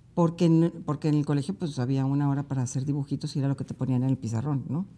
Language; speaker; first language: Spanish; native; Spanish